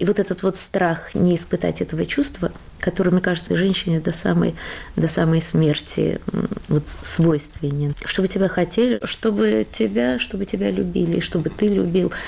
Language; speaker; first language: Russian; native; Russian